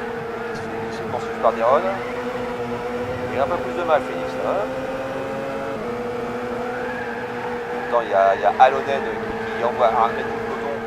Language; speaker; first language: French; native; French